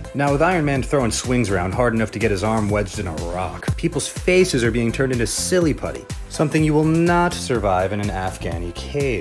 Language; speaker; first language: English; native; English